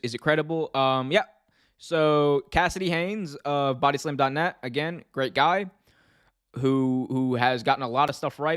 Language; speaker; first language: English; native; English